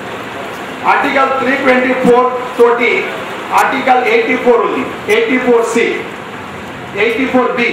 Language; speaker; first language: Telugu; non-native, local second language; Hindi